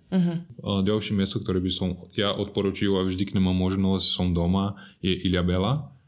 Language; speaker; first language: Slovak; non-native, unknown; Portuguese